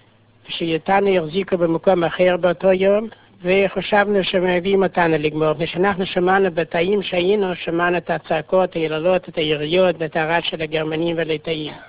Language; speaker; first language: Hebrew; non-native, fluent; Yiddish